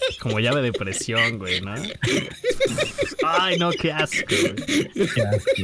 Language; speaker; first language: Spanish; native; Spanish